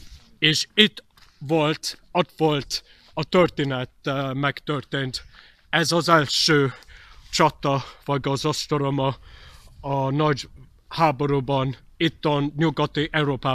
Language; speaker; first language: Hungarian; non-native, learner; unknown